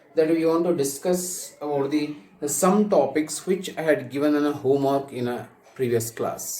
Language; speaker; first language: English; non-native, local second language; Kannada